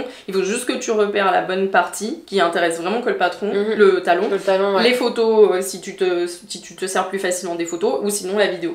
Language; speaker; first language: French; native; French